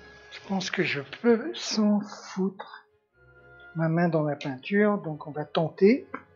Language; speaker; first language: French; native; French